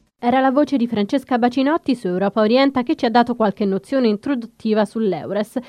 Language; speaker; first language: Italian; native; Italian